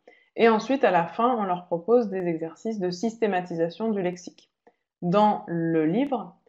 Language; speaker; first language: French; native; French